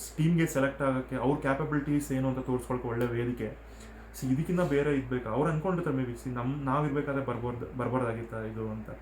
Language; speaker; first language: Kannada; non-native, local second language; Telugu